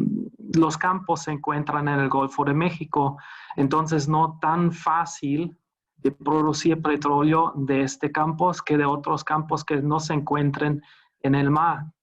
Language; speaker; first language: Spanish; non-native, fluent; German